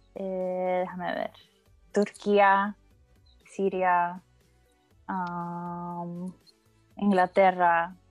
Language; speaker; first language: Spanish; early bilingual, heritage; Spanish